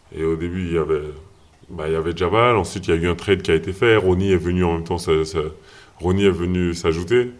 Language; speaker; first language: French; native; French